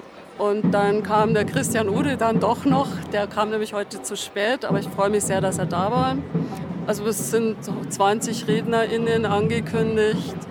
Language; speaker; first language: German; native; German